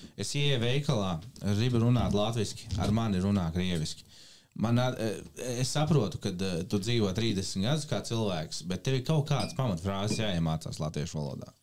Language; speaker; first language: Latvian; native; Latvian